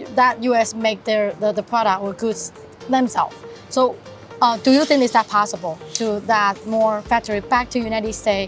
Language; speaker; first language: English; non-native, fluent; Chinese